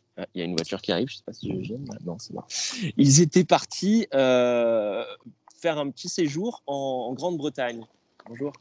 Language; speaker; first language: French; native; French